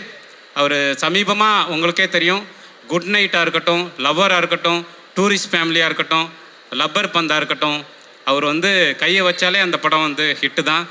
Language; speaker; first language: Tamil; native; Tamil